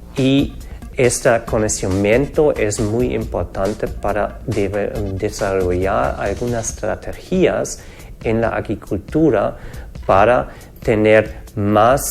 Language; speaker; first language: Spanish; non-native, fluent; German